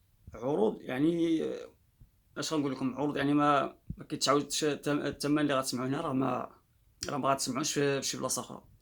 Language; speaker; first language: Arabic; native; Arabic